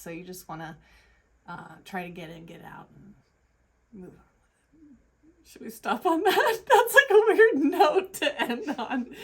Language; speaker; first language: English; native; English